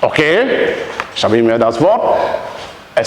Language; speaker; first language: German; non-native, fluent; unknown